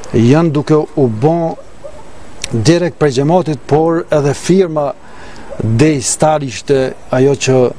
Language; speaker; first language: Albanian; native; Albanian